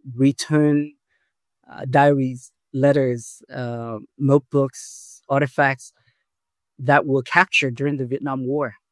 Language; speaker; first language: English; early bilingual, other home language; Vietnamese